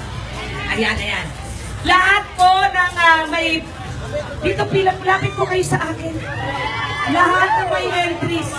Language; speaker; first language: Filipino; native; Filipino